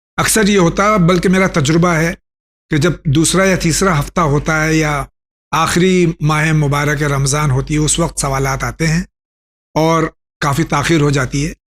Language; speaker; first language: Urdu; native; Urdu